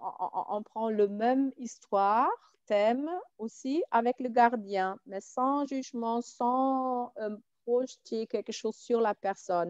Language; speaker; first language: French; non-native, fluent; German